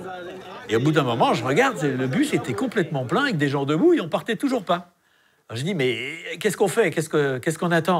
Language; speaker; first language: French; native; French